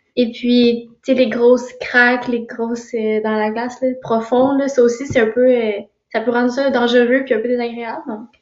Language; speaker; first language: French; native; French